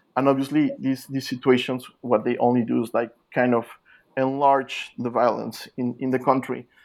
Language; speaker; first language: English; non-native, fluent; Spanish